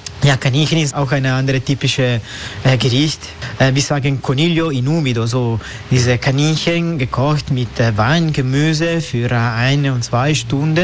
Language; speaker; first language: German; non-native, learner; Italian